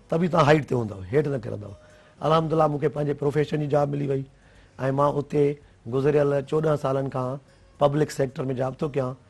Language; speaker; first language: Sindhi; native; Sindhi